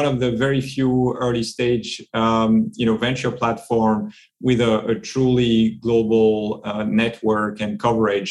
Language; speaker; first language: English; non-native, fluent; French